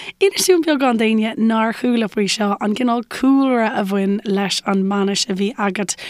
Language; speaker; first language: Irish; native; Irish